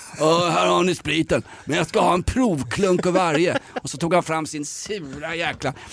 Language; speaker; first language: Swedish; native; Swedish